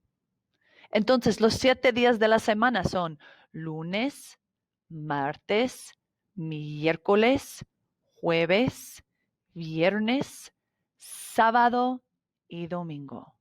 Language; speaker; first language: Spanish; non-native, fluent; English